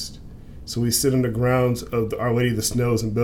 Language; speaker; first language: English; native; English